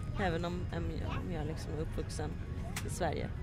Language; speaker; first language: Swedish; early bilingual, other home language; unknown